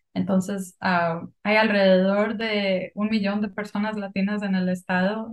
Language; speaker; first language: Spanish; early bilingual, heritage; Spanish